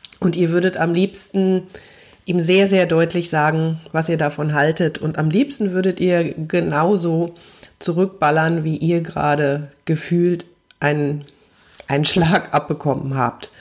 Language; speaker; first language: German; native; German